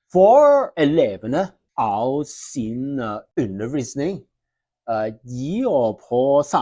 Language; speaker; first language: Norwegian; non-native, learner; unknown